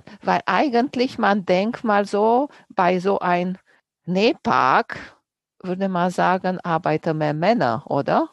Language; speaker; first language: German; non-native, fluent; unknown